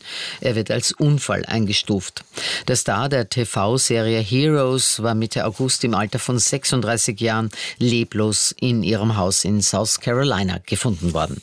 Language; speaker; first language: German; native; German